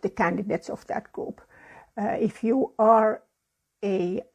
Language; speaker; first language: English; non-native, fluent; Finnish